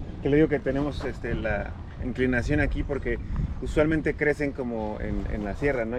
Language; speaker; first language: Spanish; native; Spanish